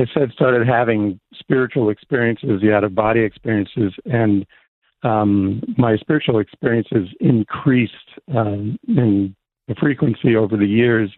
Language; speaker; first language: English; native; English